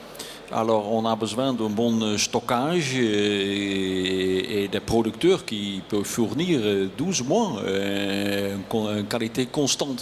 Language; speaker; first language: French; non-native, learner; Dutch